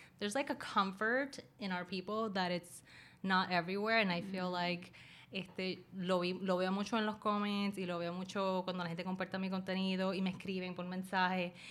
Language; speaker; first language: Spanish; early bilingual, other home language; Chinese